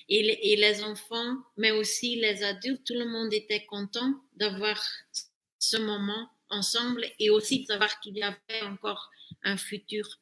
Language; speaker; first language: French; non-native, fluent; Dutch